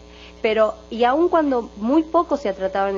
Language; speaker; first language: Spanish; native; Spanish